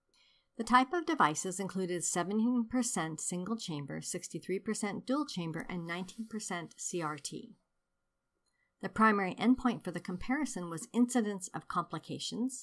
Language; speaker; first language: English; native; English